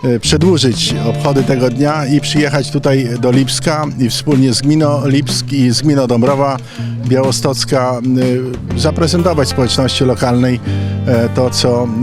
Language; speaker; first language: Polish; native; Polish